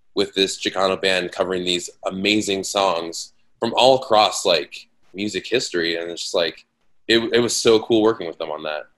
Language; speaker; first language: English; native; English